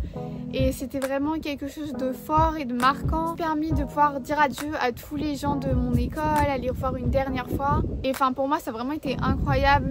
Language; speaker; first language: French; native; French